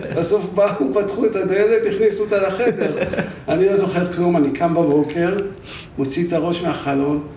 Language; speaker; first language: Hebrew; native; Hebrew